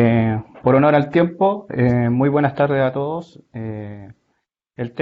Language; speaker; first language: Spanish; native; Spanish